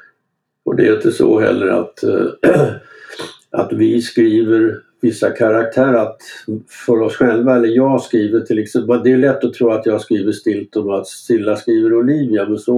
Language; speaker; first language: Swedish; native; Swedish